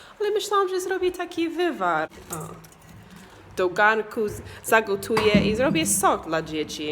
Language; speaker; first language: Polish; non-native, learner; English